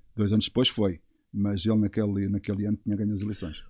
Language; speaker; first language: Portuguese; native; Portuguese